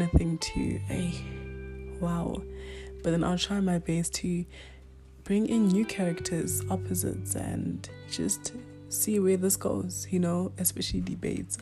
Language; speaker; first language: English; non-native, local second language; Northern Sotho